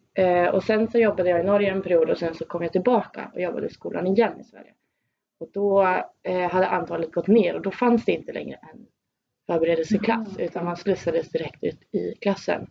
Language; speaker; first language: Swedish; native; Swedish